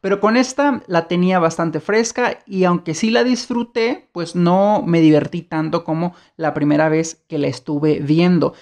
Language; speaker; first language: Spanish; native; Spanish